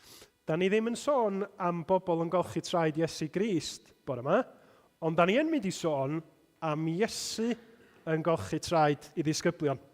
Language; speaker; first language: Welsh; native; Welsh